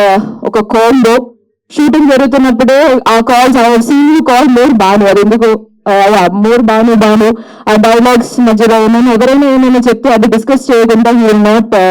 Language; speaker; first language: Telugu; non-native, local second language; Malayalam